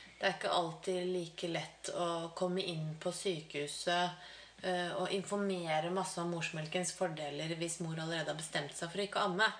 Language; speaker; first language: Norwegian; native; Norwegian